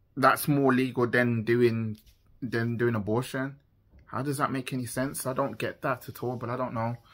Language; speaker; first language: English; native; English